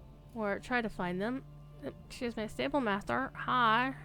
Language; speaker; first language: English; native; English